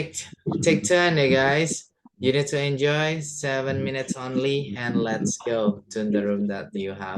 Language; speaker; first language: English; non-native, fluent; Indonesian